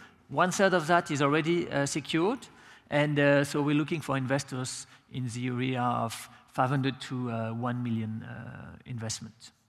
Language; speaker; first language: English; non-native, fluent; French